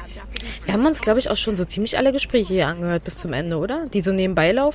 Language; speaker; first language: German; native; German